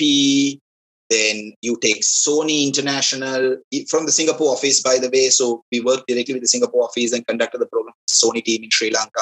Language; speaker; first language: English; non-native, local second language; Sinhala